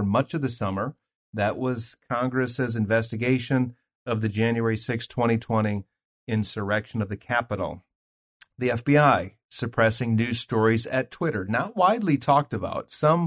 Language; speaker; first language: English; native; English